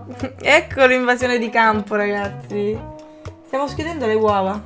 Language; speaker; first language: Italian; native; Italian